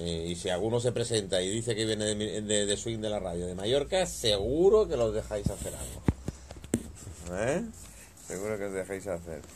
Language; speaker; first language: Spanish; native; Spanish